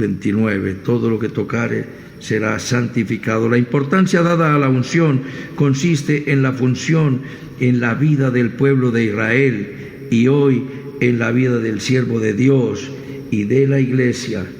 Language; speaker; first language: Spanish; native; Spanish